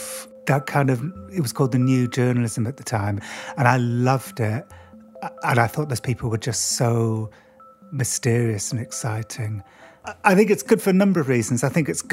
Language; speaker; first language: English; native; English